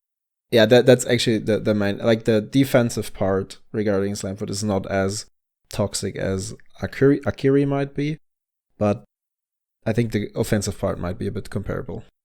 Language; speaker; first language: English; non-native, fluent; German